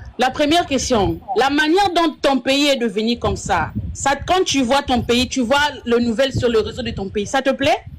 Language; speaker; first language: French; non-native, local second language; Lingala